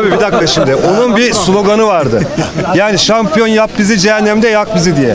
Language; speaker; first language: Turkish; native; Turkish